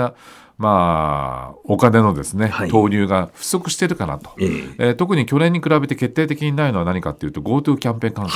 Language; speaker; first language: Japanese; native; Japanese